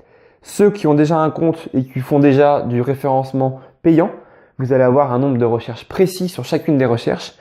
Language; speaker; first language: French; native; French